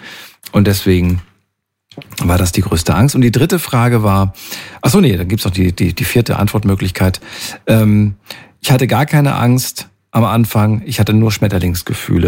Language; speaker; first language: German; native; German